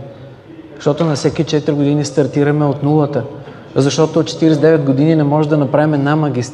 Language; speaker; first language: Bulgarian; native; Bulgarian